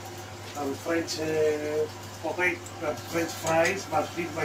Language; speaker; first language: English; non-native, learner; Spanish